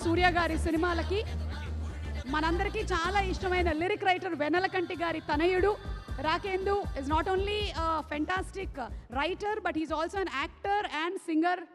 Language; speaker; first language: Telugu; native; Telugu